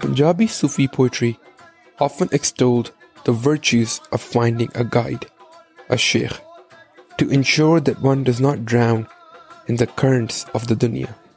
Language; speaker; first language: English; non-native, local second language; Punjabi